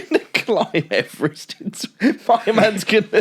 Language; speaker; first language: English; native; English